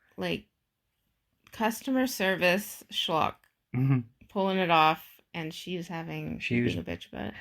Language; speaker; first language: English; native; English